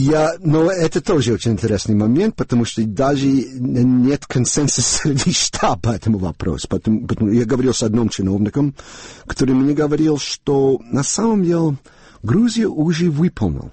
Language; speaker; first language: Russian; non-native, learner; English